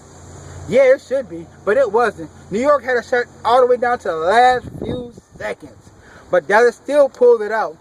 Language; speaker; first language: English; native; English